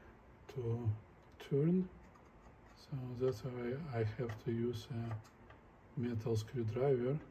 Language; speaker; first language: English; non-native, fluent; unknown